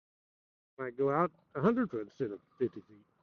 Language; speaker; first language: English; native; English